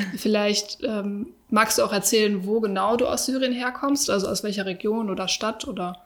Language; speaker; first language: German; native; German